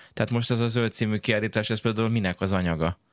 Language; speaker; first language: Hungarian; native; Hungarian